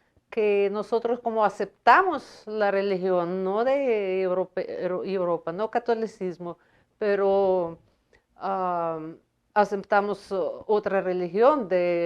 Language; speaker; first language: Spanish; non-native, fluent; Russian